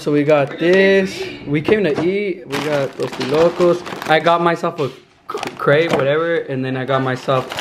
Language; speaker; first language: English; early bilingual, other home language; Spanish